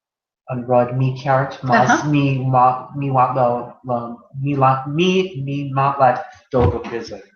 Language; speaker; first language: Irish; non-native, learner; English